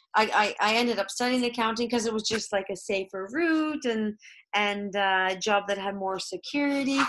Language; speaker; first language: English; native; English